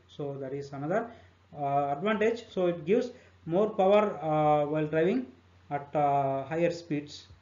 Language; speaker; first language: English; non-native, local second language; Telugu